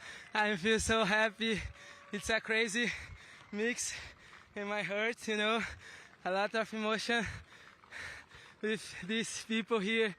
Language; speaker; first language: English; non-native, learner; Portuguese